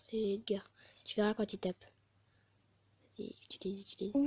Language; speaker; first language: French; native; French